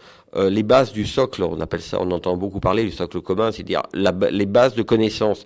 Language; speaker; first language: French; native; French